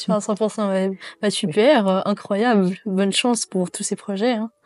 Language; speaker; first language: French; native; French